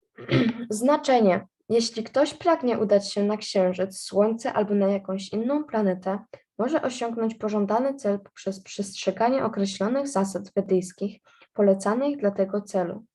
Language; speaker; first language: Polish; native; Polish